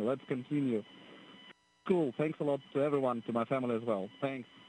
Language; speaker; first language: English; non-native, fluent; Russian